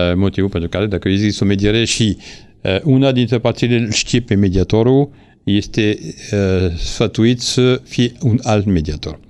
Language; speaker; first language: Romanian; non-native, fluent; French